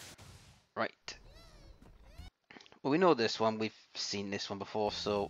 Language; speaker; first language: English; native; English